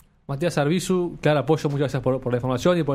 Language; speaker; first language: Spanish; native; Spanish